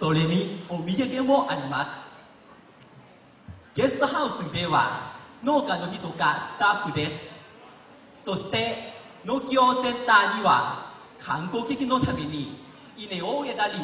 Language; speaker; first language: Japanese; non-native, learner; Lao